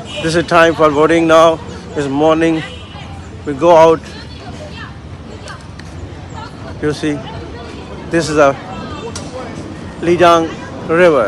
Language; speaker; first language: English; non-native, learner; Urdu